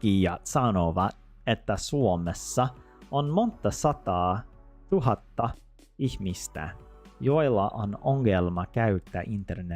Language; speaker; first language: Finnish; non-native, learner; English